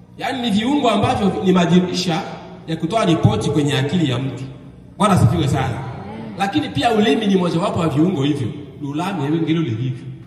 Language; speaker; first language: Swahili; non-native, local second language; Bembe